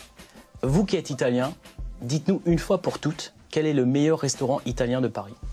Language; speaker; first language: French; native; French